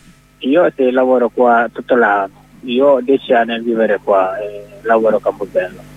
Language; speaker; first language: Italian; non-native, learner; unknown